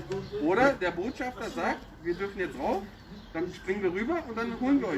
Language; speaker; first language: German; native; German